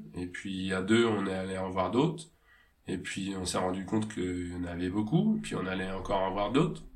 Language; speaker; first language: French; native; French